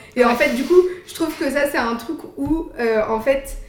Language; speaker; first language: French; native; French